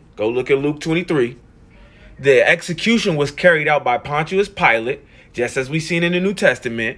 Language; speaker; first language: English; native; English